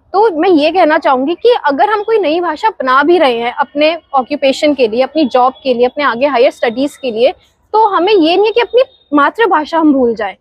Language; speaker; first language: Hindi; native; Hindi